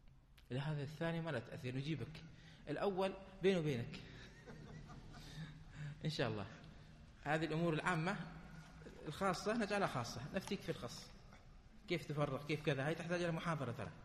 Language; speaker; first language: Arabic; native; Arabic